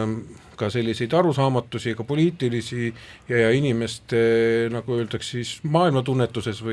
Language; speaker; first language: Estonian; native; Estonian